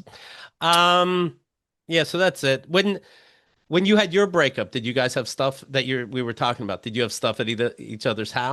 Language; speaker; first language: English; native; English